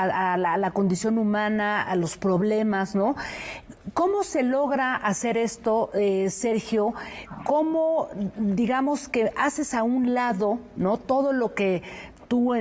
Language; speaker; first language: Spanish; native; Spanish